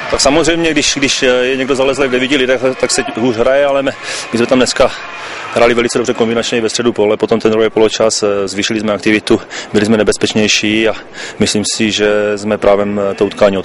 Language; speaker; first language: Czech; native; Czech